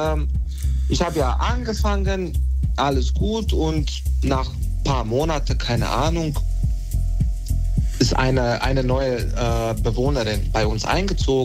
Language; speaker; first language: German; native; German